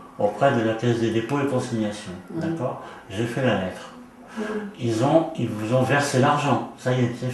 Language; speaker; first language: French; native; French